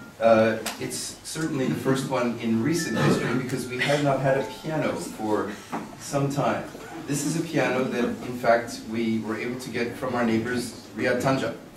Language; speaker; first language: English; native; English